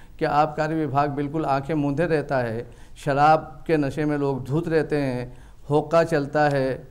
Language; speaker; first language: Hindi; native; Hindi